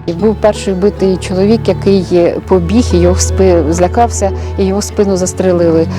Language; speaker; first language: Ukrainian; native; Ukrainian